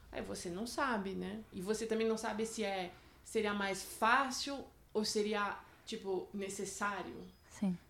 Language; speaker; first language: Portuguese; non-native, fluent; French